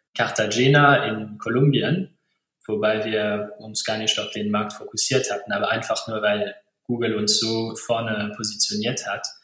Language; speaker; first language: German; non-native, local second language; Luxembourgish